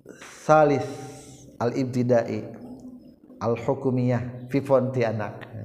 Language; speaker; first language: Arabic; non-native, learner; Indonesian